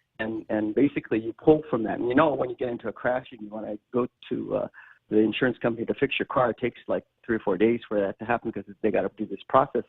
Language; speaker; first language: English; native; English